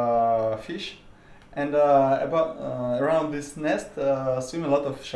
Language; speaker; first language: English; non-native, learner; Russian